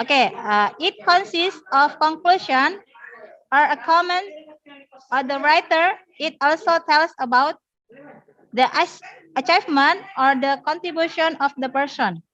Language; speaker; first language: English; non-native, learner; Indonesian